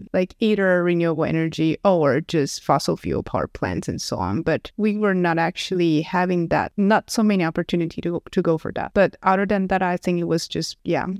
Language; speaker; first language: English; non-native, fluent; Chinese